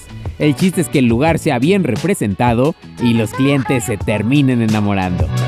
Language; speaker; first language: Spanish; native; Spanish